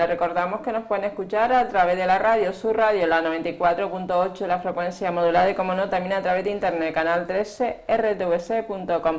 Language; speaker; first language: Spanish; native; Spanish